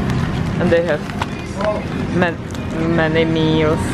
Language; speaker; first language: English; non-native, learner; Czech